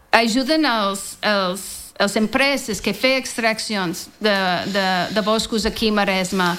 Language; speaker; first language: Catalan; non-native, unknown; English